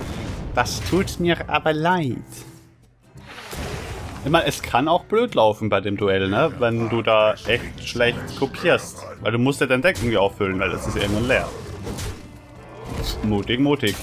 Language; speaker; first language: German; native; German